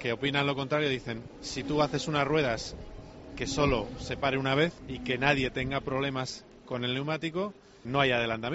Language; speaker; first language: Spanish; native; Spanish